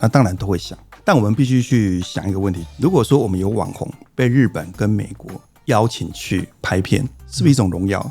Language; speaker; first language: Chinese; native; Chinese